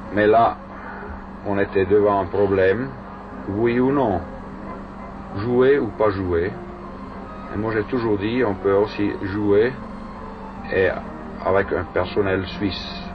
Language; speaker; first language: French; non-native, fluent; German